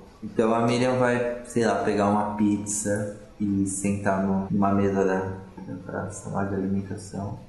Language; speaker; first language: Portuguese; native; Portuguese